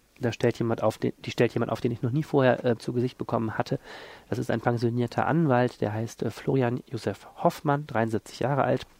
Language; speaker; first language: German; native; German